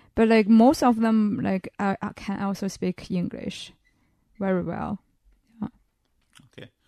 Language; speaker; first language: English; non-native, fluent; Chinese